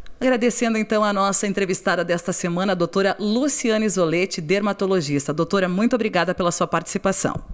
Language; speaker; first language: Portuguese; native; Portuguese